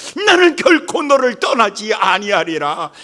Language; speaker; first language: Korean; native; Korean